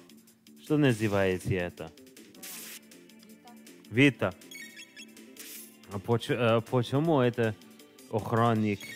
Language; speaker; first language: Russian; non-native, learner; English